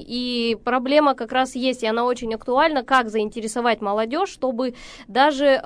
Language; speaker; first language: Russian; native; Russian